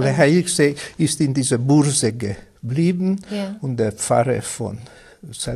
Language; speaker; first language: German; non-native, fluent; Hungarian